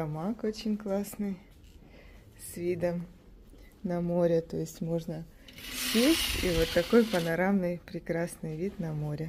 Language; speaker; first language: Russian; native; Russian